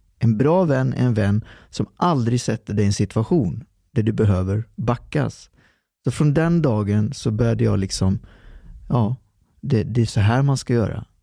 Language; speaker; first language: Swedish; early bilingual, other home language; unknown